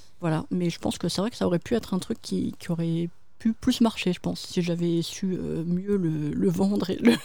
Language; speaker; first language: French; native; French